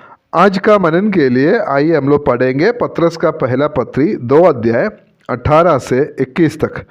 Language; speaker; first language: Hindi; non-native, local second language; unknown